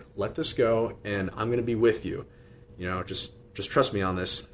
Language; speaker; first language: English; native; English